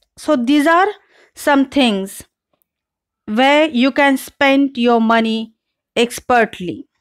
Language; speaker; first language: English; non-native, local second language; Marathi